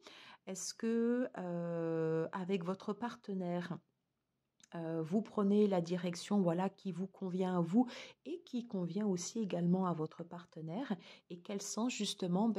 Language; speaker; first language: French; native; French